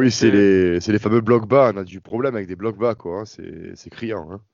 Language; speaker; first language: French; native; French